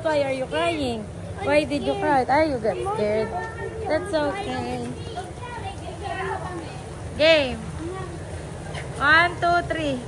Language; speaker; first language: English; non-native, local second language; Filipino